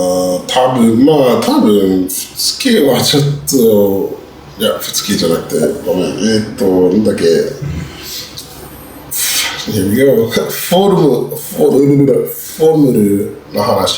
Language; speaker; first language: Japanese; non-native, fluent; English